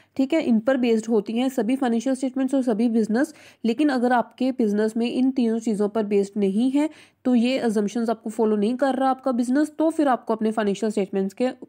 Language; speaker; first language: Hindi; non-native, local second language; Punjabi